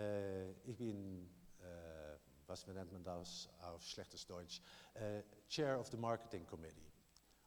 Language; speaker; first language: German; non-native, learner; Dutch